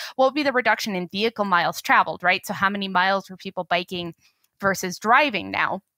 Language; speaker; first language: English; native; English